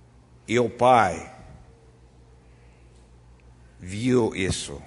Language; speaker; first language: Portuguese; non-native, fluent; Spanish